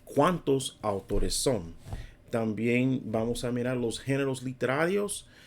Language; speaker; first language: Spanish; non-native, fluent; English